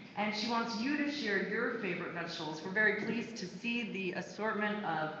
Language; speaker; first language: English; native; English